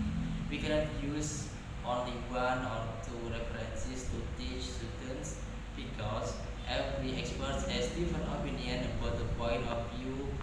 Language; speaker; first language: English; non-native, learner; Indonesian